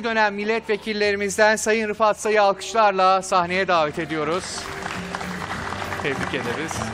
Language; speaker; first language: Turkish; native; Turkish